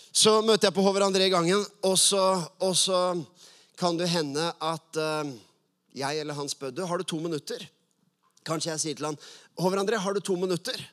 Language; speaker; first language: Norwegian; native; Norwegian